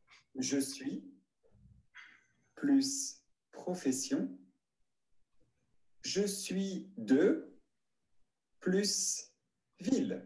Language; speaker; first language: French; non-native, learner; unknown